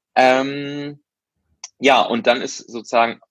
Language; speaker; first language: German; native; German